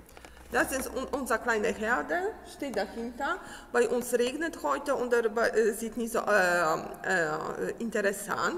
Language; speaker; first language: German; non-native, learner; Polish